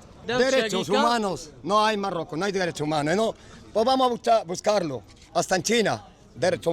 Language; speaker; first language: Spanish; non-native, learner; Arabic